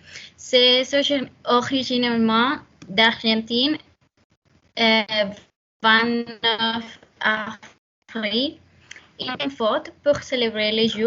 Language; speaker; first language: French; non-native, learner; Spanish